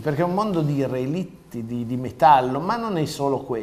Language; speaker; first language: Italian; native; Italian